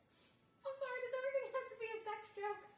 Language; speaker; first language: English; native; English